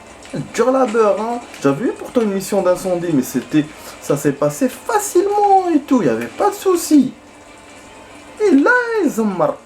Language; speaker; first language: French; native; French